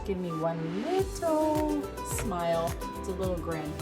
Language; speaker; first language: English; native; English